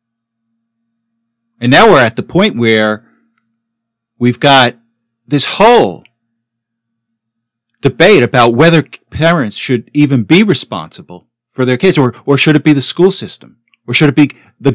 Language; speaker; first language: English; native; English